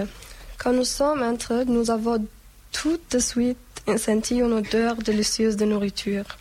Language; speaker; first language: French; non-native, learner; German